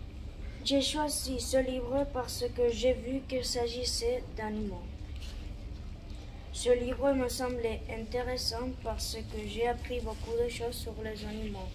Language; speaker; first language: French; non-native, learner; Catalan